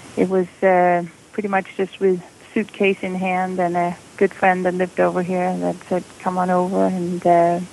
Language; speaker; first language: English; non-native, fluent; Danish